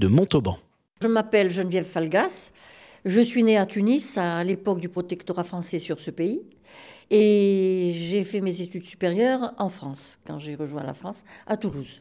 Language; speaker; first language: French; native; French